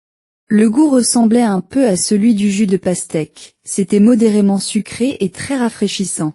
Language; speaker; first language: French; non-native, learner; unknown